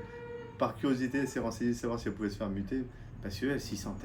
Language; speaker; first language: French; native; French